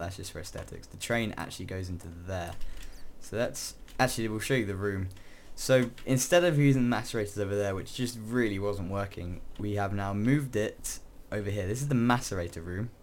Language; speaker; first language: English; native; English